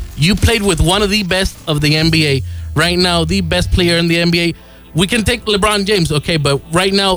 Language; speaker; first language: English; non-native, fluent; Spanish